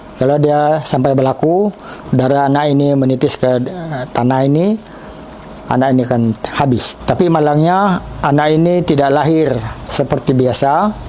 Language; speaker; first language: Malay; non-native, local second language; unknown